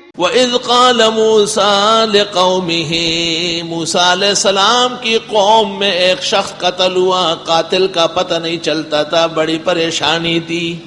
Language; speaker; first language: Urdu; non-native, local second language; Pashto